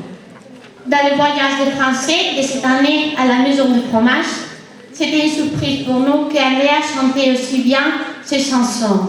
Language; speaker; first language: French; non-native, learner; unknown